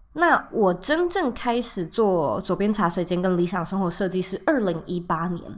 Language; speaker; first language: Chinese; native; Chinese